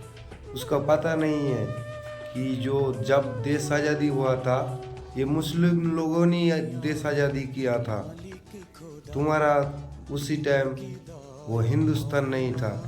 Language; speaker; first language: Hindi; non-native, local second language; Bangla